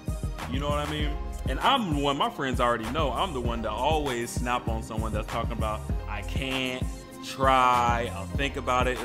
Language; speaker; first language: English; native; English